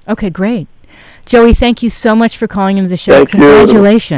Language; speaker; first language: English; native; English